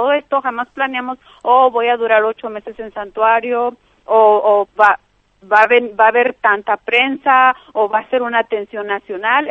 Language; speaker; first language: Spanish; native; Spanish